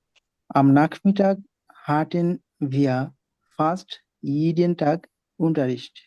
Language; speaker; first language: German; non-native, learner; Bangla